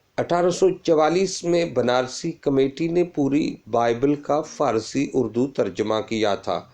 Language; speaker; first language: Urdu; non-native, local second language; Punjabi